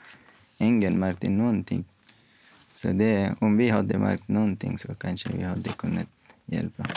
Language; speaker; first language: Swedish; non-native, fluent; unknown